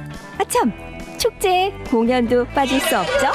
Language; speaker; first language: Korean; native; Korean